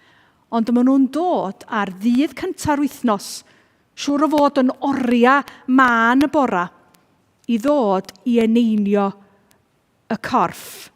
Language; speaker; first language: Welsh; native; Welsh